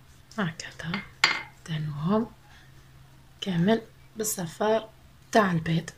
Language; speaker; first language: Arabic; native; Arabic